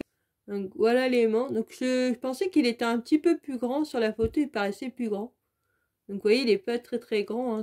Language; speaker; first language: French; native; French